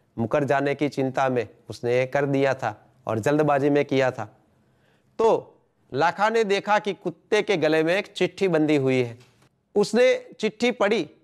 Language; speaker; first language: Hindi; non-native, local second language; Gujarati